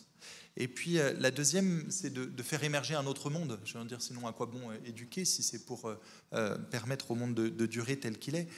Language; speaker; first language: French; native; French